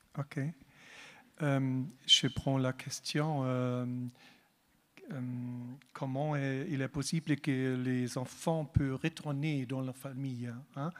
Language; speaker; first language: French; non-native, learner; German